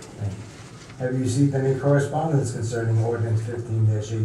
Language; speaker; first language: English; native; English